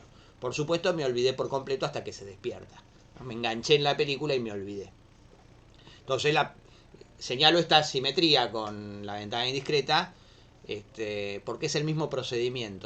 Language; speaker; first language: Spanish; native; Spanish